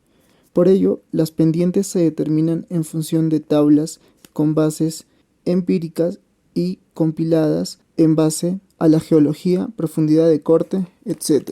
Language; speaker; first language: Spanish; native; Spanish